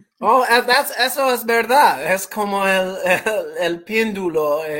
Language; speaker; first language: Spanish; non-native, fluent; English